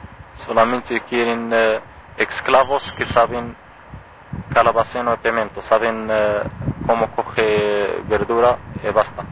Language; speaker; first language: Spanish; non-native, learner; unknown